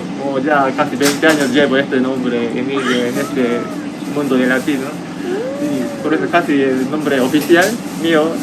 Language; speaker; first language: Spanish; non-native, fluent; Japanese